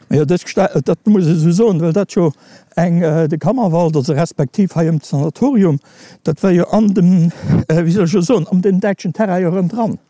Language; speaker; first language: Luxembourgish; native; Luxembourgish